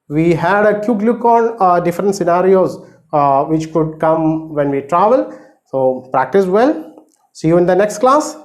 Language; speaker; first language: English; non-native, local second language; Malayalam